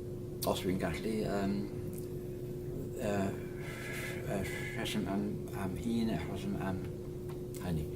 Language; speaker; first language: Welsh; non-native, learner; English